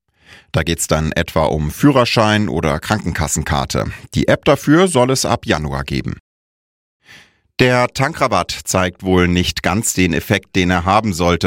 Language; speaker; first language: German; native; German